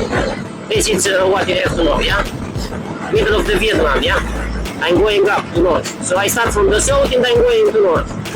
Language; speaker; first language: English; non-native, learner; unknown